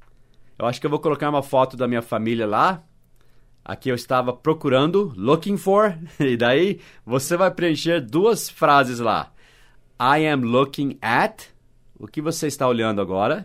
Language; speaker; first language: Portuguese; non-native, fluent; English